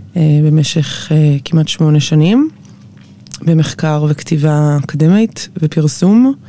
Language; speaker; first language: Hebrew; early bilingual, heritage; Hebrew